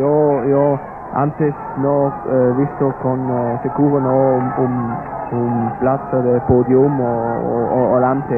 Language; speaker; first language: Spanish; non-native, learner; German